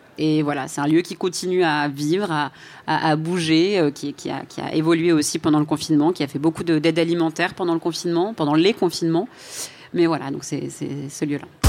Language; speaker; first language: French; native; French